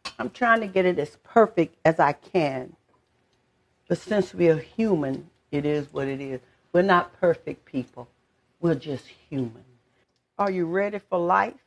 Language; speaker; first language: English; native; English